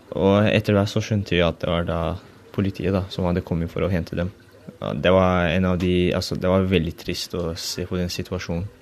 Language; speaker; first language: Norwegian; early bilingual, other home language; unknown